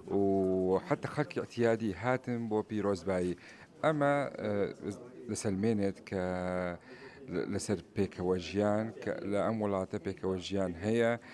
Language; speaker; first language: Central Kurdish; non-native, local second language; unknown